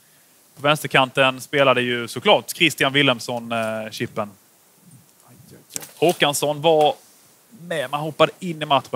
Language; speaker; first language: Swedish; native; Swedish